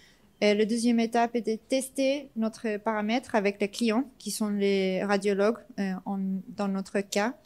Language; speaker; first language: French; non-native, fluent; English